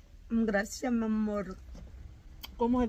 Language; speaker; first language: Spanish; native; Spanish